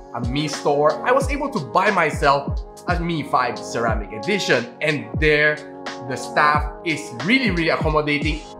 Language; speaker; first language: English; non-native, local second language; Filipino